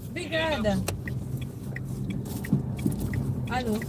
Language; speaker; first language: Portuguese; non-native, fluent; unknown